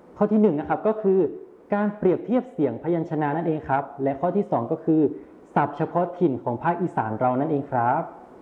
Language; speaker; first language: Thai; native; Thai